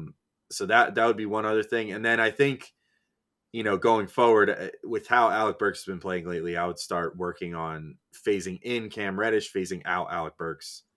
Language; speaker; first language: English; native; English